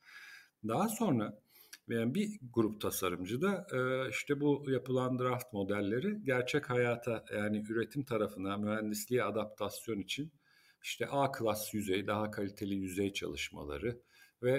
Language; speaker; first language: Turkish; native; Turkish